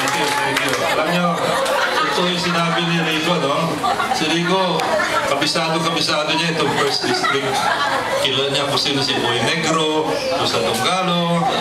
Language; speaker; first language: Filipino; native; Filipino